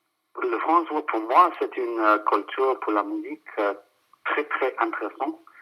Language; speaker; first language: French; non-native, fluent; English